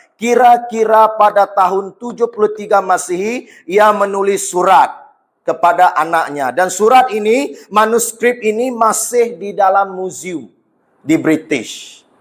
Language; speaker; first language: Malay; non-native, local second language; Iban